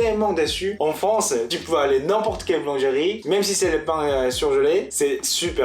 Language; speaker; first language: French; non-native, fluent; Korean